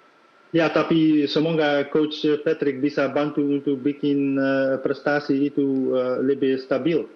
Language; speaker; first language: Indonesian; non-native, fluent; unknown